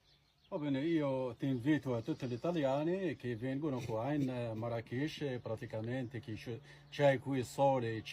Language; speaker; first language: Italian; non-native, fluent; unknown